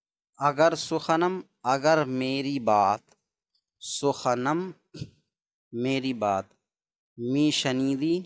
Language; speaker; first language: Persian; non-native, fluent; Urdu